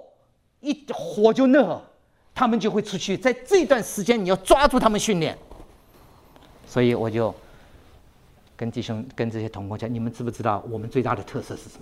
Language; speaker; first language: Chinese; native; Chinese